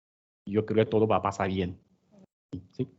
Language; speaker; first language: Spanish; non-native, learner; Chinese